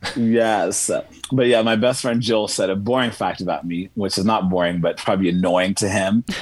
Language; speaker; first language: English; early bilingual, other home language; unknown